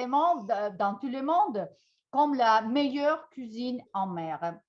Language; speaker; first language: French; non-native, fluent; Italian